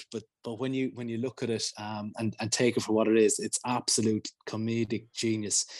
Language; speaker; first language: English; native; English